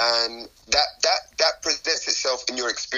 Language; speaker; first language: English; native; English